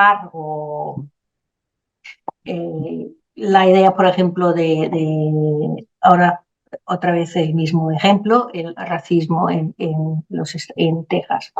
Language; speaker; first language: Spanish; non-native, fluent; Danish